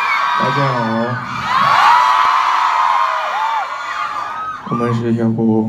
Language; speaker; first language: Chinese; non-native, fluent; Korean